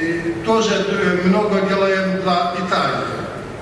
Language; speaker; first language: Russian; non-native, learner; Polish